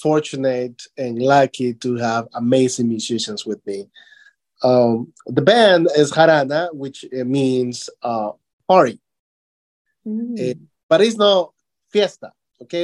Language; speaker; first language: English; non-native, fluent; Spanish